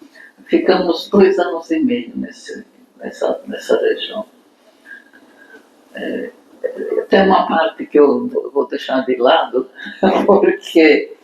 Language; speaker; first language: Portuguese; non-native, fluent; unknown